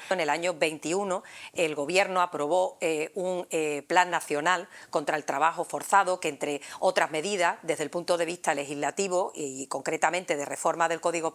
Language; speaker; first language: Spanish; native; Spanish